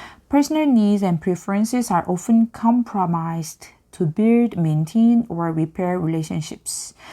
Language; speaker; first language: English; non-native, fluent; Korean